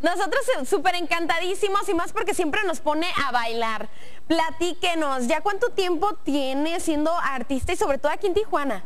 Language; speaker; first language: Spanish; native; Spanish